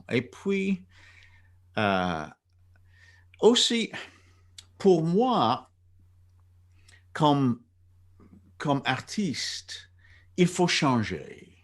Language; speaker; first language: French; non-native, fluent; English